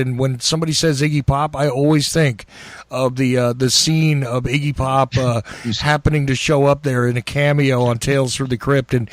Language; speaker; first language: English; native; English